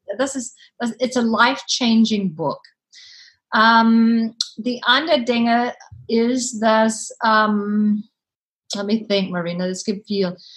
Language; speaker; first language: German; non-native, learner; English